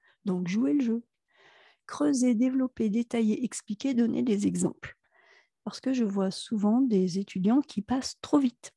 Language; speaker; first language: French; native; French